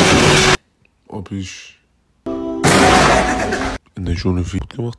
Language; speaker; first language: German; native; German